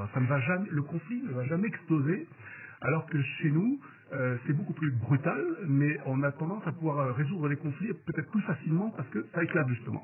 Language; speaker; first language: French; native; French